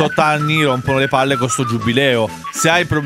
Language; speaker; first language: Italian; native; Italian